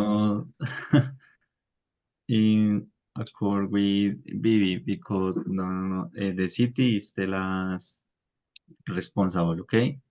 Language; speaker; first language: English; non-native, learner; Spanish